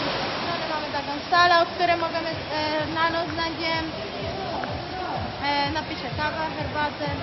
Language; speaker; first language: Polish; non-native, learner; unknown